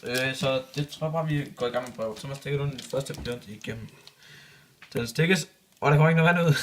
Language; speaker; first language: Danish; native; Danish